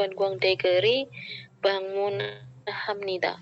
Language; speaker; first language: Korean; non-native, learner; Indonesian